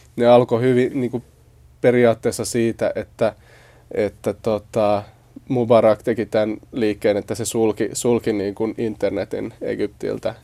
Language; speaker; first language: Finnish; native; Finnish